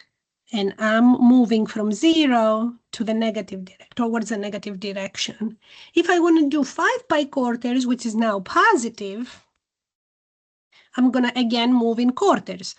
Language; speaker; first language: English; non-native, fluent; Greek